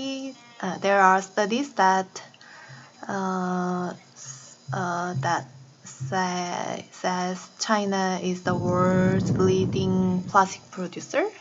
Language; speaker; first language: English; non-native, learner; Korean